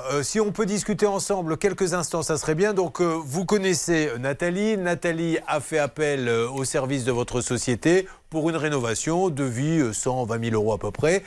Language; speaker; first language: French; native; French